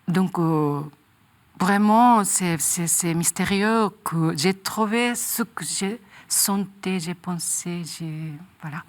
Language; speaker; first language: French; non-native, learner; Japanese